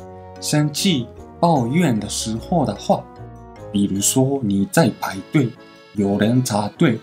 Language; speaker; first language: Chinese; non-native, fluent; Japanese